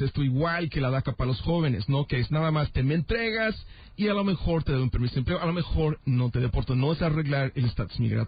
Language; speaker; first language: Spanish; native; Spanish